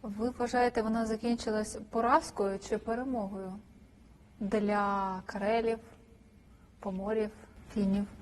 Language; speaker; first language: Ukrainian; native; Ukrainian